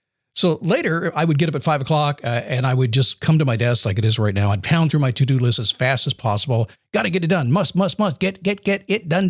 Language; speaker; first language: English; native; English